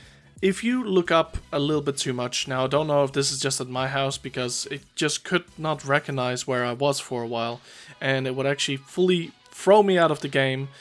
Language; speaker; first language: English; native; English